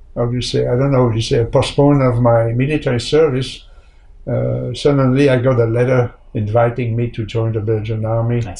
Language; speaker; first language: English; non-native, fluent; French